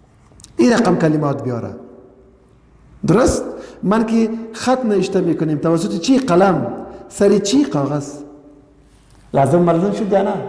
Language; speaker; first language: Persian; non-native, local second language; Pashto